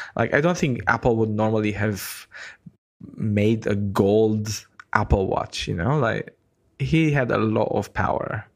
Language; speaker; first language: English; non-native, fluent; Romanian